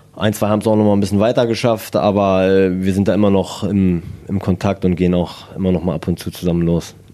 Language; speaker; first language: German; native; German